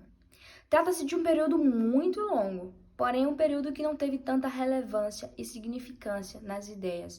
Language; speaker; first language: Portuguese; native; Portuguese